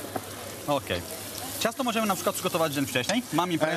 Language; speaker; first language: Polish; non-native, fluent; French